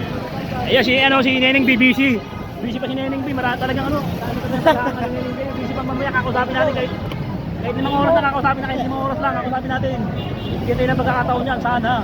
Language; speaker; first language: Filipino; native; Filipino